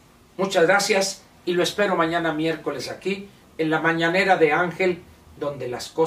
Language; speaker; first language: Spanish; native; Spanish